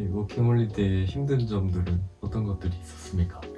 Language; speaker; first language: Korean; native; Korean